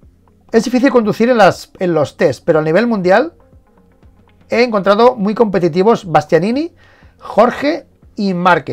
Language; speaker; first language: Spanish; native; Spanish